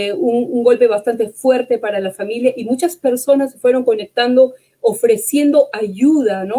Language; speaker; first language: Spanish; native; Spanish